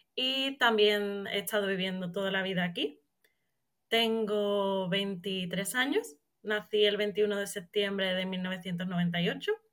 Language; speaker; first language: Spanish; native; Spanish